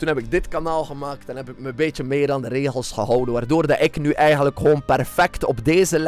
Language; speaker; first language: Dutch; native; Dutch